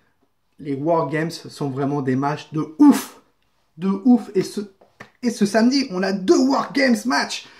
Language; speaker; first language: French; native; French